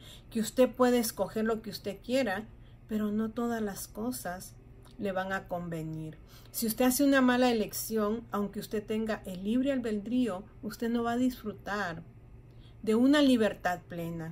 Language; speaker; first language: Spanish; native; Spanish